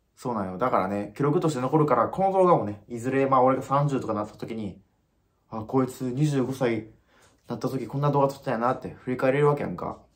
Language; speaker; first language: Japanese; native; Japanese